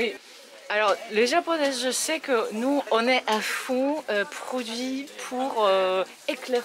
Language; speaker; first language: French; non-native, fluent; Japanese